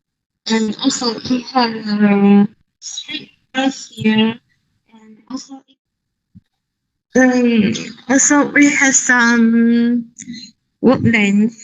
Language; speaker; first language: English; non-native, learner; Thai